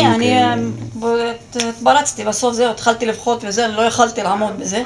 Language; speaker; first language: Hebrew; non-native, local second language; Arabic